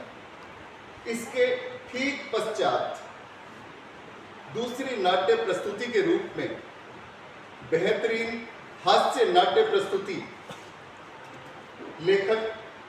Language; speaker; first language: Hindi; native; Hindi